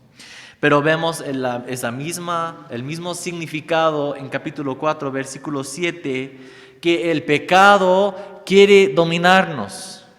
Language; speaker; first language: Spanish; non-native, fluent; English